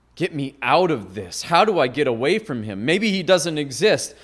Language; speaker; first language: English; native; English